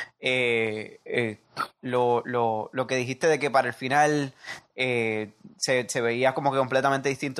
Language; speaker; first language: Spanish; early bilingual, heritage; Spanish